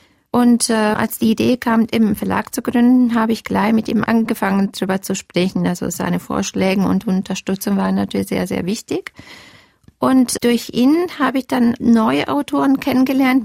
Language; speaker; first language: German; non-native, fluent; Italian